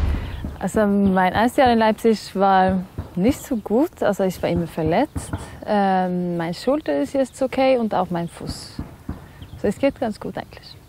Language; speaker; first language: German; non-native, fluent; Norwegian